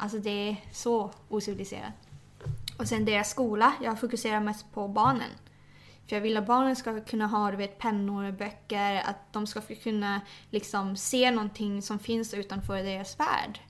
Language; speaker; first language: Swedish; early bilingual, other home language; Thai